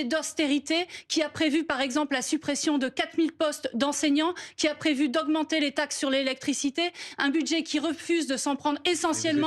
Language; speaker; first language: French; native; French